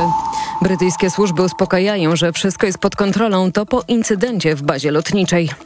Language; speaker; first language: Polish; native; Polish